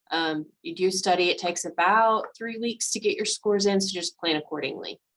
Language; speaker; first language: English; native; English